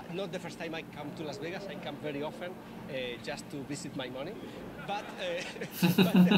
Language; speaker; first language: English; non-native, fluent; Spanish